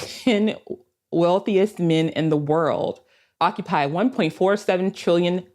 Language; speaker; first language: English; native; English